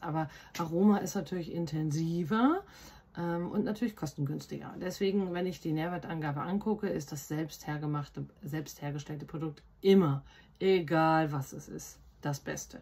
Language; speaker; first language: German; native; German